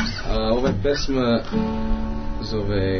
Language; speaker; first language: Serbian; native; Serbian